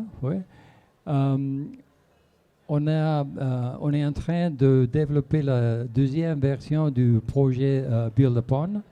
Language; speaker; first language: French; non-native, fluent; Spanish